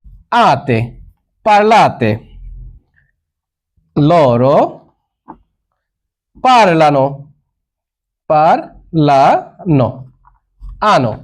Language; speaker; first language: Italian; non-native, learner; Bangla